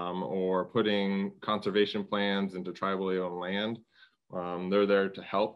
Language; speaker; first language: English; native; English